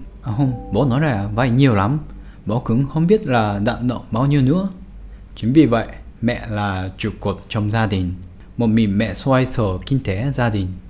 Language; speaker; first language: Vietnamese; non-native, fluent; Japanese